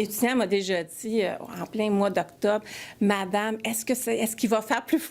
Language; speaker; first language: French; native; French